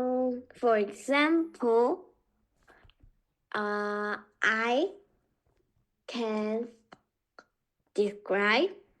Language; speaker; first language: English; non-native, learner; Korean